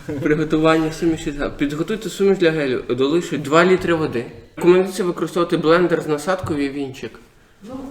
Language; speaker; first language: Ukrainian; native; Ukrainian